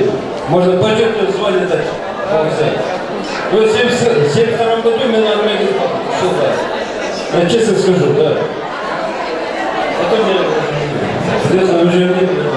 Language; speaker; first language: Russian; non-native, local second language; Kazakh